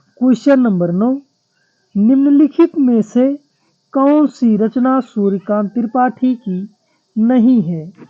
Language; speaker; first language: Hindi; native; Hindi